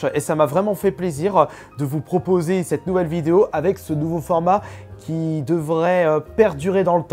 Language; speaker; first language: French; native; French